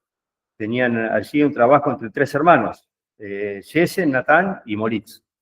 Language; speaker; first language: Spanish; native; Spanish